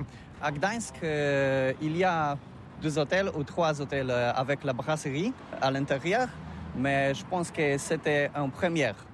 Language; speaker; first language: French; non-native, learner; Polish